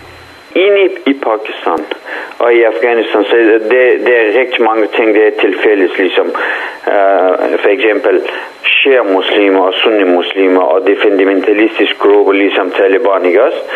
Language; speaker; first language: Danish; non-native, fluent; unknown